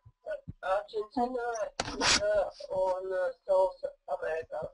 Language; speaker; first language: English; non-native, learner; Russian